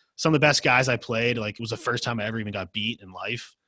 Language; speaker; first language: English; native; English